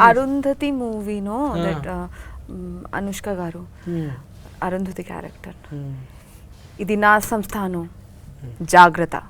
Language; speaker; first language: Telugu; non-native, learner; Bangla